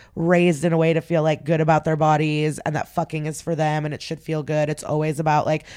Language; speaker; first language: English; early bilingual, other home language; Russian